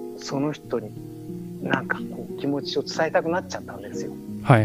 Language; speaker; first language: Japanese; native; Japanese